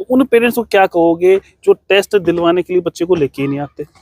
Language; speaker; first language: Hindi; native; Hindi